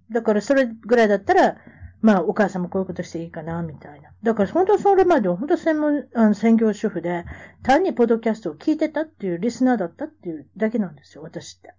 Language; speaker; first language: Japanese; native; Japanese